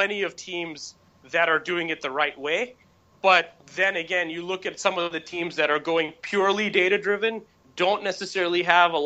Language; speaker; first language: English; native; English